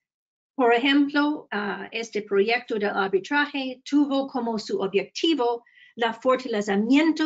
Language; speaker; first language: Spanish; non-native, fluent; English